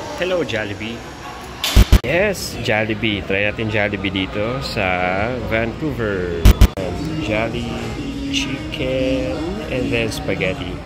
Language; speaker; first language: Filipino; native; Filipino